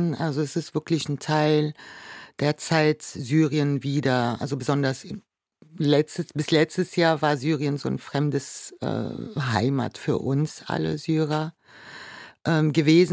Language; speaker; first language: German; non-native, fluent; Arabic